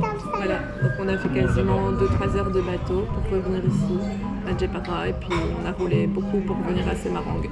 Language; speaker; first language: French; native; French